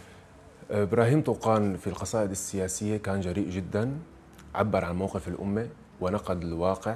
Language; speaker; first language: Arabic; native; Arabic